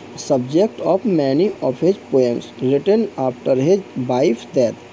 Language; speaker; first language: English; non-native, local second language; Hindi